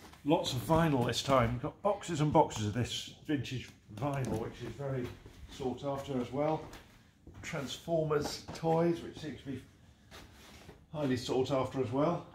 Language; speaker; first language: English; native; English